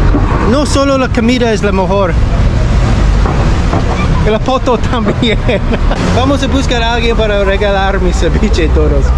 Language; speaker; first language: Spanish; non-native, learner; English